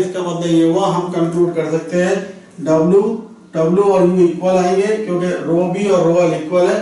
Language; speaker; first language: Hindi; native; Hindi